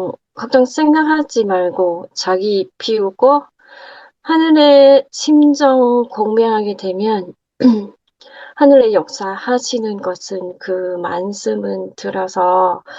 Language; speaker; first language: Korean; non-native, learner; Thai